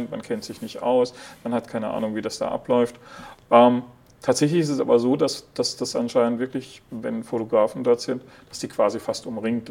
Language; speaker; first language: German; native; German